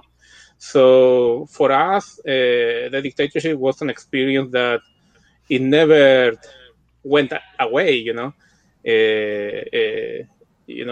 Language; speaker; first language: English; non-native, fluent; Spanish